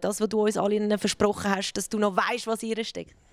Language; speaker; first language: German; native; German